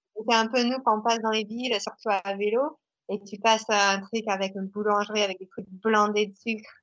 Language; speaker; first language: French; non-native, fluent; English